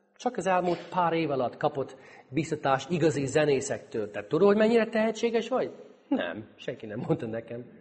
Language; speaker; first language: Hungarian; non-native, fluent; English